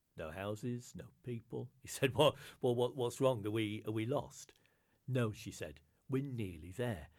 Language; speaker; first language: English; native; English